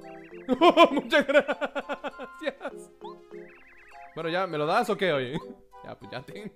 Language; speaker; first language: Spanish; native; Spanish